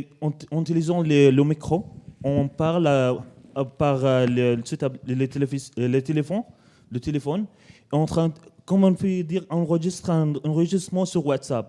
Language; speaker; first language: French; non-native, learner; Arabic